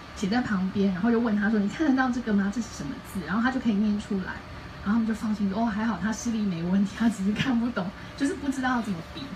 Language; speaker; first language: Chinese; native; Chinese